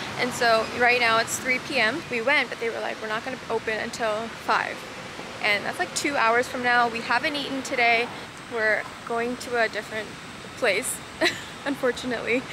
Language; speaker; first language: English; early bilingual, other home language; Japanese